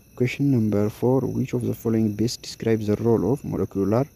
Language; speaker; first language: English; non-native, local second language; Amharic